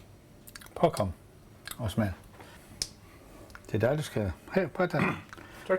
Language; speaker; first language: Danish; non-native, fluent; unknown